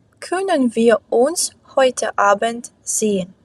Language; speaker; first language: German; non-native, fluent; Ukrainian